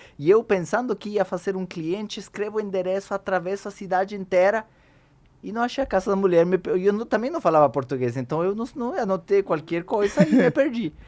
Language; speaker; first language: Portuguese; non-native, fluent; Spanish